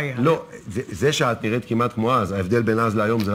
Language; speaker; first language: Hebrew; native; Hebrew